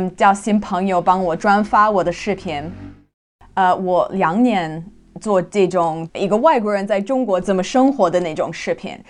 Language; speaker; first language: Chinese; non-native, fluent; English